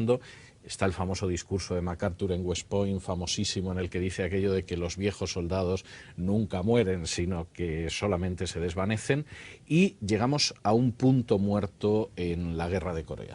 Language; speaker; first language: Spanish; native; Spanish